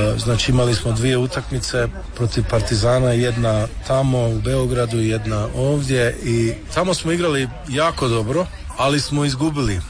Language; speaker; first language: Serbian; early bilingual, heritage; Croatian